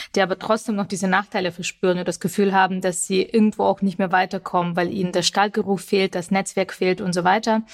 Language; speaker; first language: German; early bilingual, other home language; Russian